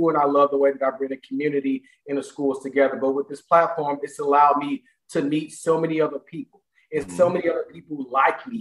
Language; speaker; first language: English; native; English